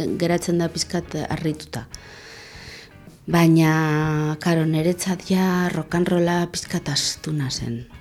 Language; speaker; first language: Basque; non-native, local second language; Spanish